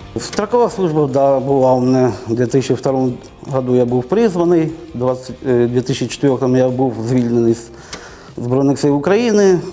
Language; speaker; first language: Ukrainian; non-native, local second language; Russian